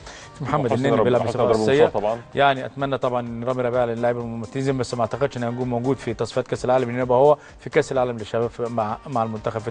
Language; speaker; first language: Arabic; native; Arabic